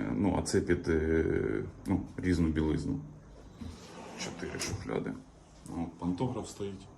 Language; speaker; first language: Ukrainian; native; Ukrainian